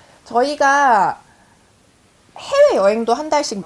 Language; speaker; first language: Korean; native; Korean